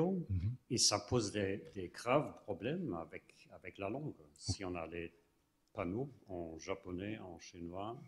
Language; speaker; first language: French; non-native, fluent; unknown